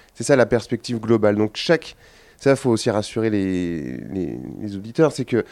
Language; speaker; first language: French; native; French